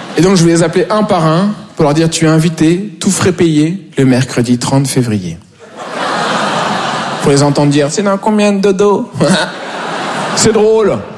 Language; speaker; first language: French; native; French